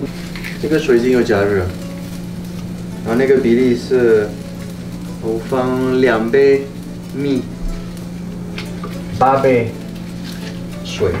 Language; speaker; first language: Chinese; non-native, fluent; French